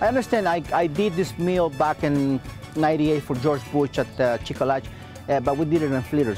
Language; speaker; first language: English; non-native, fluent; Spanish